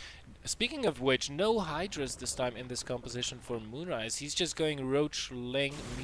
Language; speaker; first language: English; non-native, fluent; Dutch